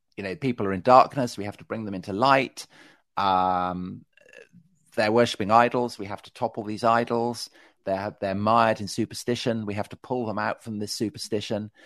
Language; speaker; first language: English; native; English